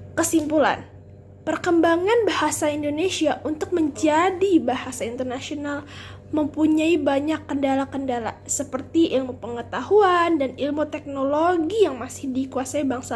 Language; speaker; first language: Indonesian; native; Indonesian